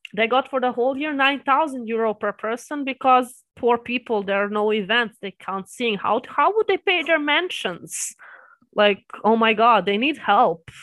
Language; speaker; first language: English; early bilingual, other home language; Serbian